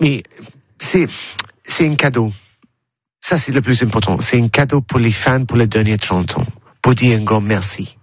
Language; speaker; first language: French; non-native, learner; English